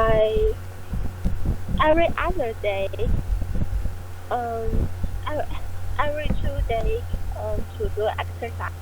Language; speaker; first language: English; non-native, learner; Chinese